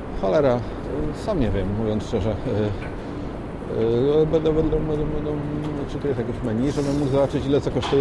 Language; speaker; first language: Polish; native; Polish